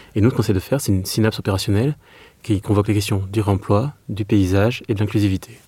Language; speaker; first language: French; native; French